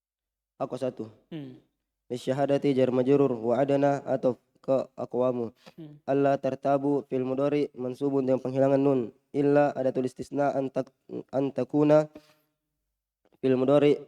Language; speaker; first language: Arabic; non-native, learner; Indonesian